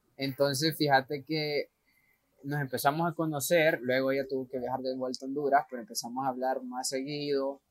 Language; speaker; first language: Spanish; native; Spanish